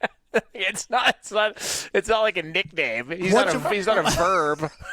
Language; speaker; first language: English; native; English